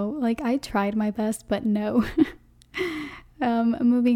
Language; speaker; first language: English; non-native, fluent; Spanish